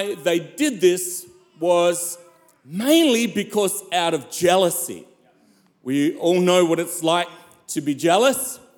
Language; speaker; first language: English; native; English